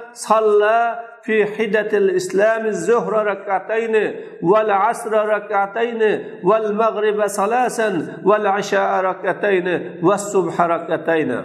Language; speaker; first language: Arabic; non-native, fluent; Uzbek